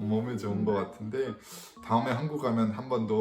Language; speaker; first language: Korean; non-native, fluent; French